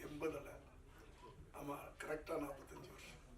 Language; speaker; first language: Tamil; native; Tamil